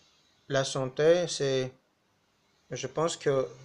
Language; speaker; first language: French; non-native, fluent; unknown